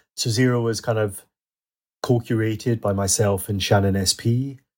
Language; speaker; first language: English; native; English